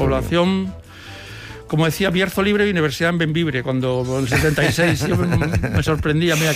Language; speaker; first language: Spanish; native; Spanish